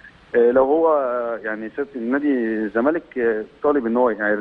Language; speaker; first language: Arabic; native; Arabic